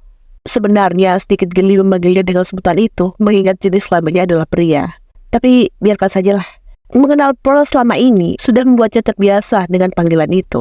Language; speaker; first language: Indonesian; native; Indonesian